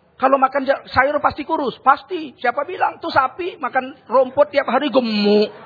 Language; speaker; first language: Indonesian; native; Indonesian